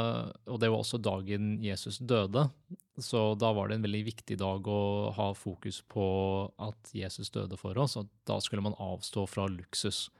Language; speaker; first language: Norwegian; native; Norwegian